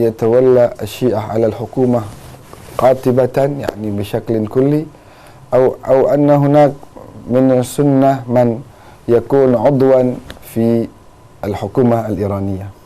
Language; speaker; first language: Arabic; non-native, fluent; Indonesian